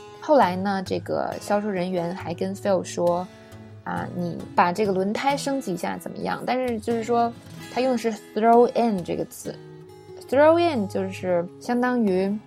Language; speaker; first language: Chinese; native; Chinese